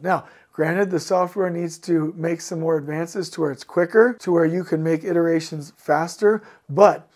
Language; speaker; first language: English; native; English